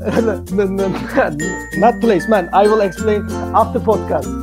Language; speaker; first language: English; non-native, learner; Turkish